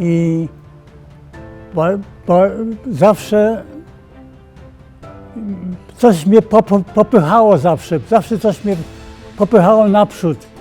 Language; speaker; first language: Polish; early bilingual, heritage; Polish